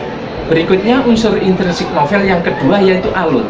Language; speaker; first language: Indonesian; native; Indonesian